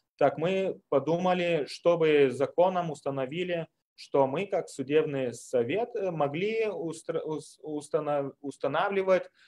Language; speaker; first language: Russian; non-native, fluent; Lithuanian